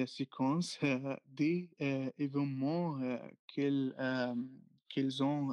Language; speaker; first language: French; non-native, learner; Arabic